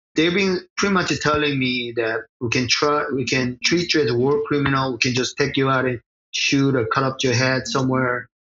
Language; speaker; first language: English; early bilingual, other home language; Korean